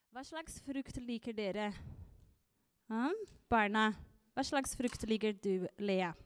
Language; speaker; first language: Norwegian; non-native, fluent; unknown